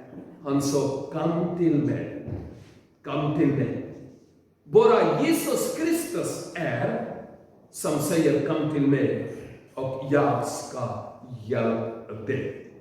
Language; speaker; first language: Swedish; non-native, learner; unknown